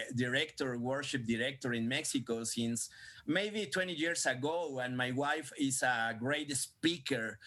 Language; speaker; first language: English; non-native, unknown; Spanish